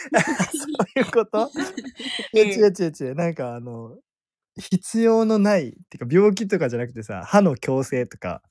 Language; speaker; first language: Japanese; native; Japanese